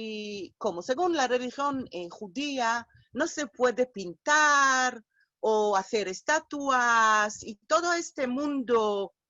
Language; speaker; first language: Spanish; non-native, fluent; Hebrew